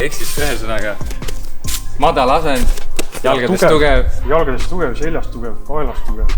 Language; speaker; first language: Estonian; native; Estonian